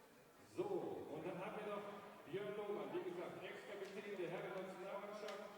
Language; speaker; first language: German; native; German